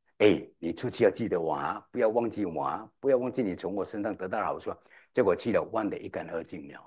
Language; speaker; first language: Chinese; native; Chinese